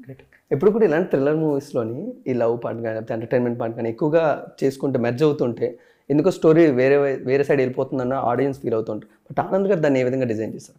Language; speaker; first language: Telugu; native; Telugu